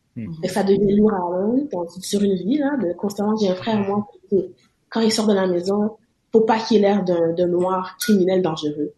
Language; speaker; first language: French; native; French